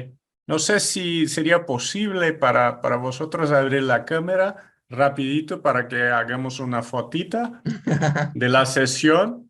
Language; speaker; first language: Spanish; non-native, fluent; Portuguese